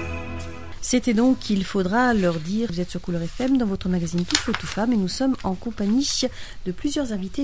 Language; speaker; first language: French; native; French